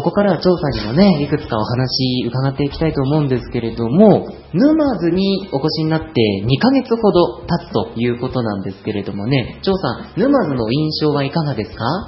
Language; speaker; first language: Japanese; native; Japanese